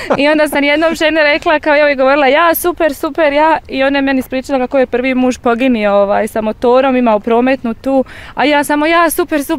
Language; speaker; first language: Croatian; native; Croatian